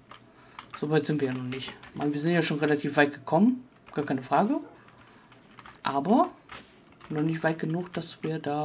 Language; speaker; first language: German; native; German